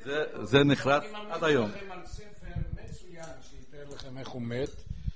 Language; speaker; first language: Hebrew; non-native, fluent; Polish